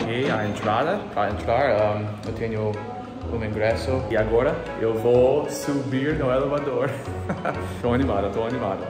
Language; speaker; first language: Portuguese; non-native, fluent; English